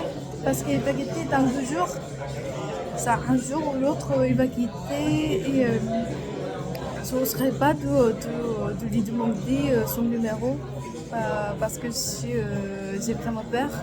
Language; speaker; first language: French; non-native, learner; Korean